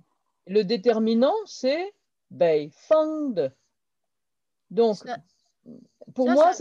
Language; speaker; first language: French; native; French